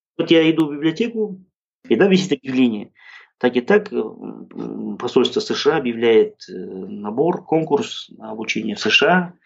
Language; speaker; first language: Russian; non-native, local second language; Kazakh